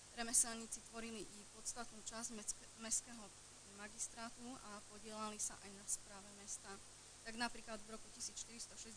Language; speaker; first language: Slovak; native; Slovak